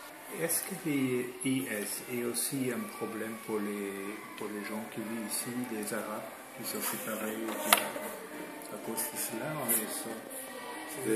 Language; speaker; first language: French; non-native, fluent; German